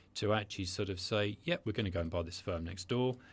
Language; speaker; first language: English; native; English